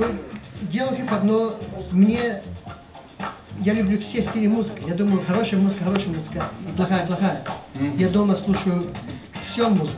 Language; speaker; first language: Russian; early bilingual, heritage; English